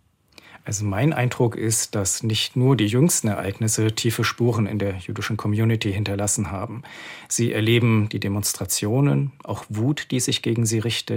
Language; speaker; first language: German; native; German